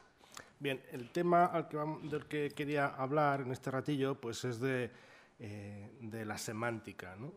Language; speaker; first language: Spanish; native; Spanish